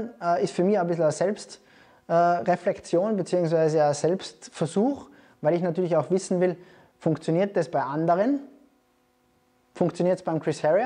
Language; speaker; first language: German; native; German